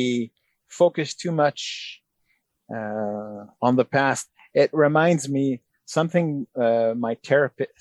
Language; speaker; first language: English; native; English